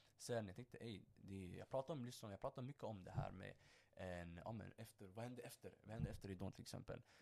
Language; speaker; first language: Swedish; early bilingual, other home language; Somali